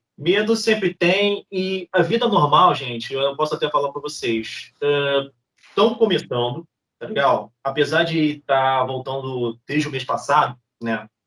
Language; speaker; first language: Portuguese; native; Portuguese